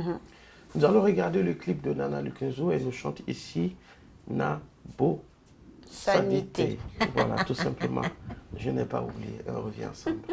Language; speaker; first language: French; non-native, local second language; Lingala